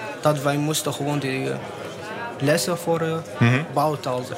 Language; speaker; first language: Dutch; non-native, learner; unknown